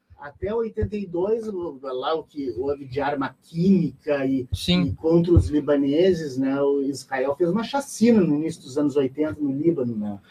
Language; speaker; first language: Portuguese; native; Portuguese